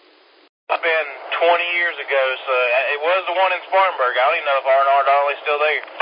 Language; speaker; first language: English; native; English